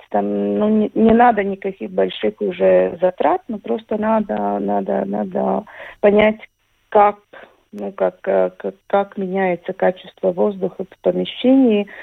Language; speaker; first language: Russian; non-native, local second language; Latvian